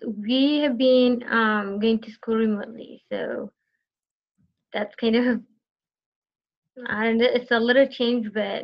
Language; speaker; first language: English; non-native, fluent; Tigrinya